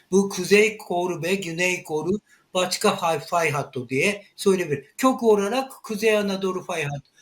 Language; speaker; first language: Turkish; non-native, learner; Japanese